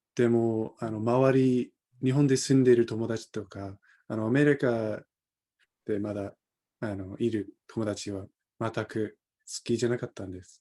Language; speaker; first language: Japanese; non-native, fluent; English